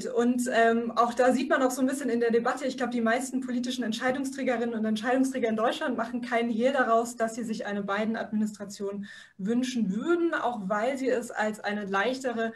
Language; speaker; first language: German; native; German